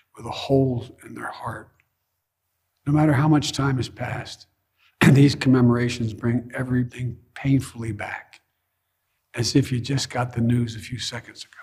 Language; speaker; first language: English; native; English